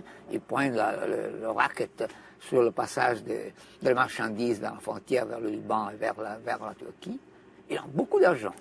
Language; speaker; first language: French; non-native, fluent; Italian